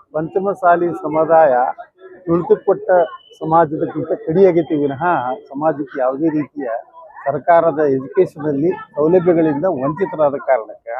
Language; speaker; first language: Kannada; native; Kannada